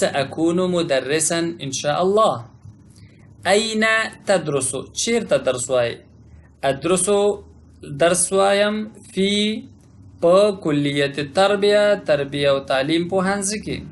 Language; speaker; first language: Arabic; non-native, fluent; Pashto